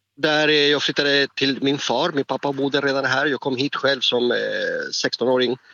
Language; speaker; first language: Swedish; non-native, fluent; Spanish